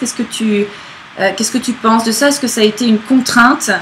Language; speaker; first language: French; native; French